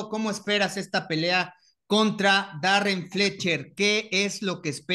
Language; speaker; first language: Spanish; native; Spanish